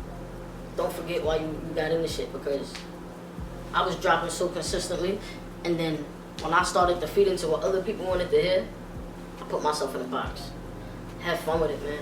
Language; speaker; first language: English; native; English